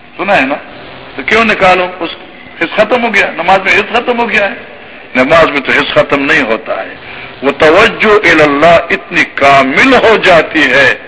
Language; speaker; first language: Urdu; non-native, local second language; Pashto